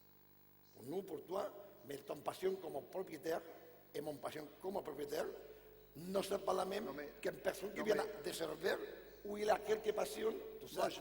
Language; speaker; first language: French; non-native, fluent; Catalan